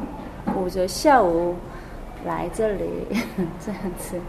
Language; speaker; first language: Chinese; non-native, learner; Korean